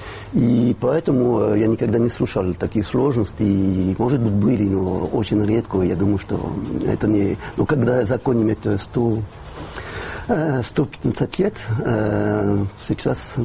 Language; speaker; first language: Russian; non-native, fluent; French